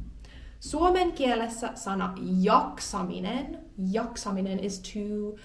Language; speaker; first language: Finnish; native; Finnish